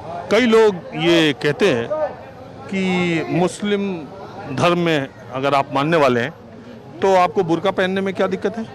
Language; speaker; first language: Hindi; native; Hindi